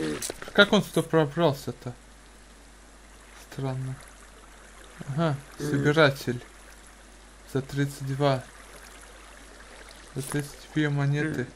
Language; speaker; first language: Russian; native; Russian